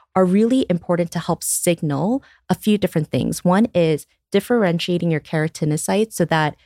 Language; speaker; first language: English; early bilingual, other home language; Korean